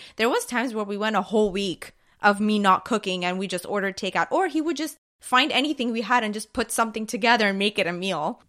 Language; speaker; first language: English; early bilingual, other home language; Persian